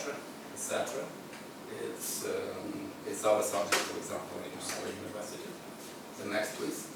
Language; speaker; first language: English; non-native, learner; Ukrainian